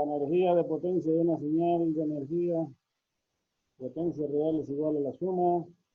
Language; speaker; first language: Spanish; native; Spanish